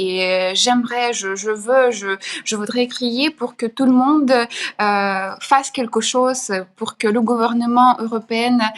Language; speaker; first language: French; non-native, fluent; Ukrainian